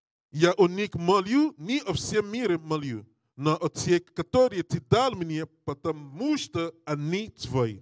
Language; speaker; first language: Russian; non-native, learner; English